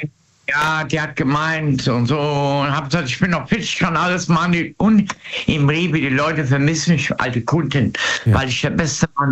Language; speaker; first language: German; native; German